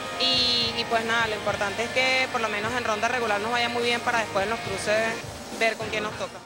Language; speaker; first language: Spanish; native; Spanish